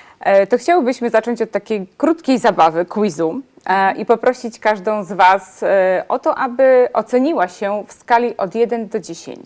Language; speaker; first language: Polish; native; Polish